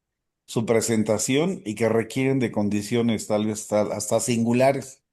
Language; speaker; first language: Spanish; native; Spanish